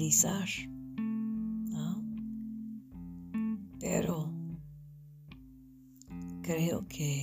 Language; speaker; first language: Spanish; non-native, fluent; English